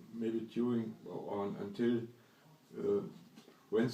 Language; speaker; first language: English; non-native, learner; German